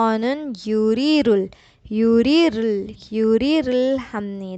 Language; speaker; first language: Korean; non-native, learner; Urdu